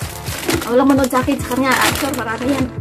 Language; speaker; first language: Filipino; non-native, local second language; Cebuano